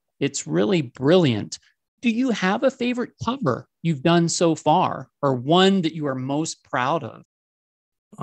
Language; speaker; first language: English; native; English